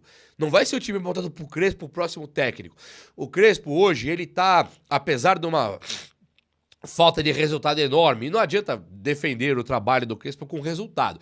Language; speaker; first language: Portuguese; native; Portuguese